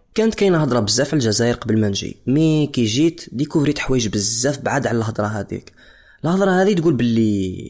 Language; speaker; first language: Arabic; non-native, fluent; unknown